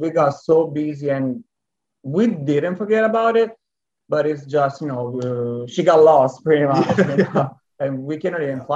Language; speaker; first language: English; non-native, fluent; Italian